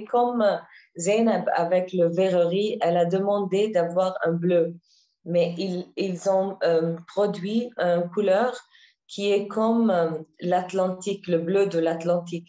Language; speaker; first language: French; non-native, learner; Arabic